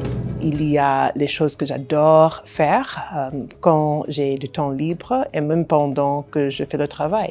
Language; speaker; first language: French; non-native, fluent; English